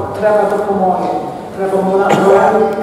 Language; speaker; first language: Ukrainian; early bilingual, heritage; Ukrainian